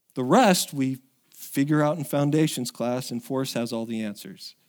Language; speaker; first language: English; native; English